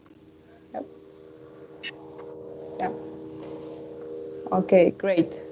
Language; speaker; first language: English; non-native, fluent; Russian